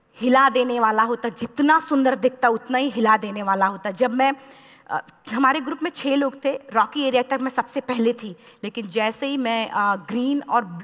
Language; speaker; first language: Hindi; native; Hindi